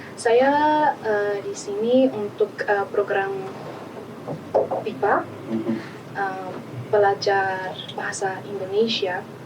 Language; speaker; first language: Indonesian; non-native, learner; Malagasy